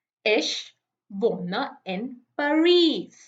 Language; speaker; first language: German; non-native, fluent; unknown